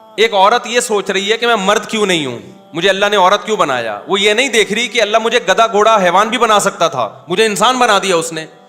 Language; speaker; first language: Urdu; native; Urdu